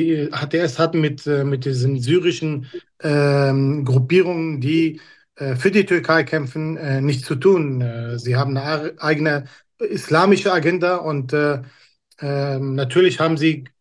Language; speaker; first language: German; non-native, fluent; Kurdish